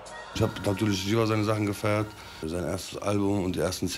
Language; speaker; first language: German; early bilingual, other home language; Kurdish